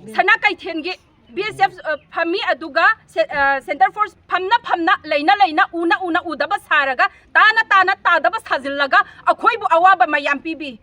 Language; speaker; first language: Manipuri; non-native, local second language; Thado Chin